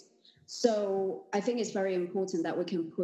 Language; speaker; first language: English; non-native, local second language; Cantonese